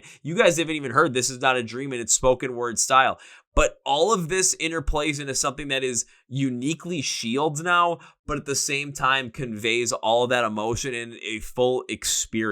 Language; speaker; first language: English; native; English